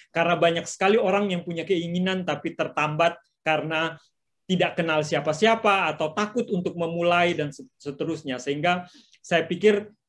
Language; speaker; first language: Indonesian; native; Indonesian